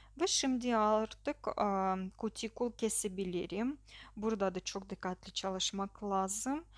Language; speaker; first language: Turkish; non-native, learner; Russian